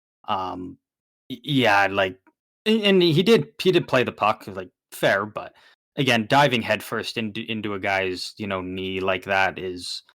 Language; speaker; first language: English; native; English